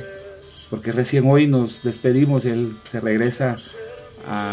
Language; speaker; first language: Spanish; native; Spanish